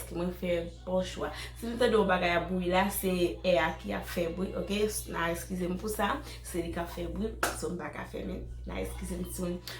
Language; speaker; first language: French; non-native, learner; Haitian Creole